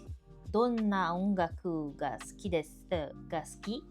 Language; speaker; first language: Japanese; non-native, learner; French